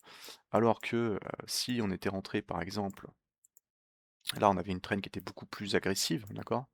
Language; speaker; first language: French; native; French